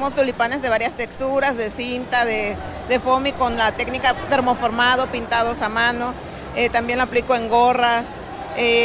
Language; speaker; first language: Spanish; native; Spanish